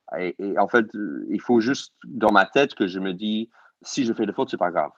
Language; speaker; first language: French; non-native, fluent; English